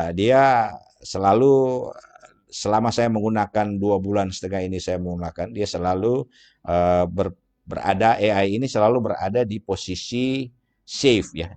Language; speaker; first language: Indonesian; native; Indonesian